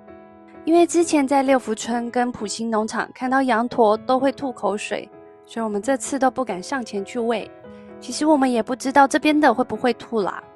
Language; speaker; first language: Chinese; native; Chinese